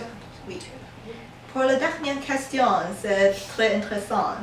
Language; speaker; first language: French; non-native, learner; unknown